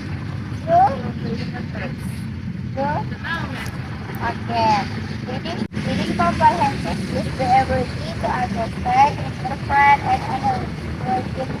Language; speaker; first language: English; non-native, learner; Indonesian